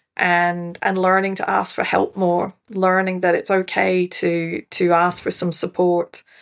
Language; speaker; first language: English; native; English